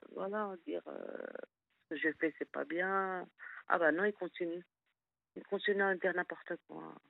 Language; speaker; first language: French; non-native, fluent; Arabic